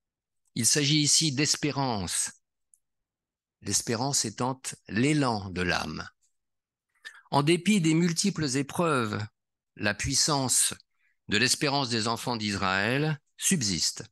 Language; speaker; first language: French; native; French